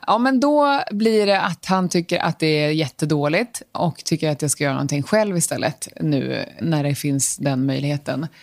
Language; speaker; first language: Swedish; native; Swedish